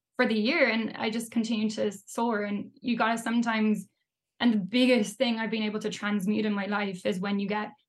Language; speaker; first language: English; native; English